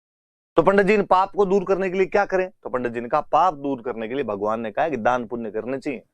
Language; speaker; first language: Hindi; native; Hindi